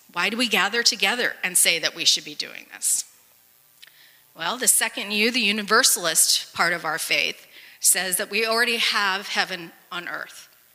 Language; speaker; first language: English; early bilingual, other home language; Spanish